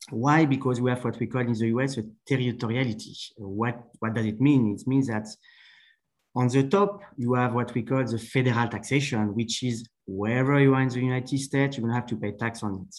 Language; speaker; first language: English; non-native, fluent; French